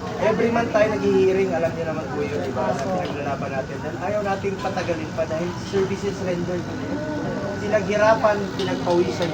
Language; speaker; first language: Filipino; non-native, local second language; Cebuano